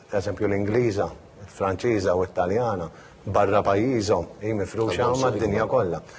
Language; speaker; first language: Maltese; native; Maltese